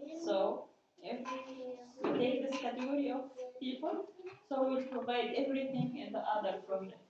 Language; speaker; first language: English; non-native, learner; Arabic